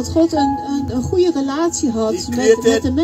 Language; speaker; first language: Dutch; non-native, local second language; Papiamento